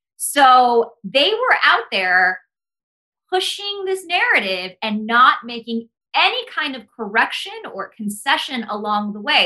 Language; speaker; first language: English; early bilingual, other home language; Spanish